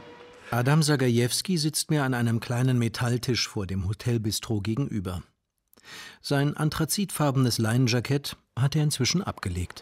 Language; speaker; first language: German; native; German